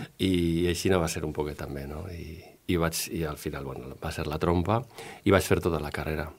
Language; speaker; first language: Catalan; native; Catalan